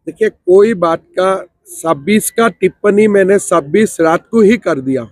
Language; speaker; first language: Hindi; non-native, local second language; Assamese